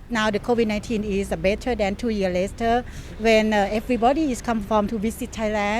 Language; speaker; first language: English; non-native, learner; Thai